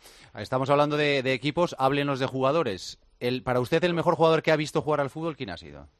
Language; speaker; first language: Spanish; native; Spanish